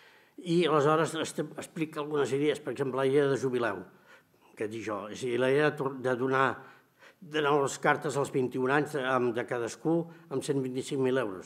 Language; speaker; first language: Catalan; native; Catalan